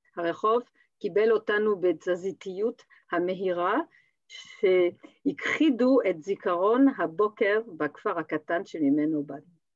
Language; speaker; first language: Hebrew; non-native, fluent; French